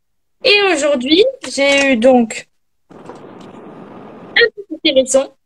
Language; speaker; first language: French; native; French